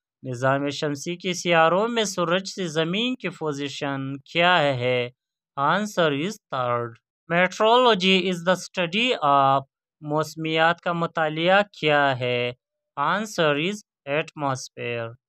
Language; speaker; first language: Urdu; native; Urdu